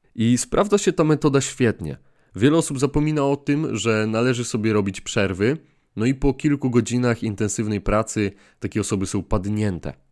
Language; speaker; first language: Polish; native; Polish